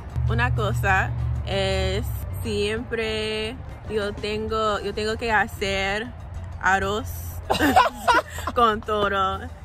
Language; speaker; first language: Spanish; non-native, learner; English